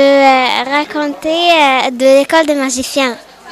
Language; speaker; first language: French; non-native, learner; Arabic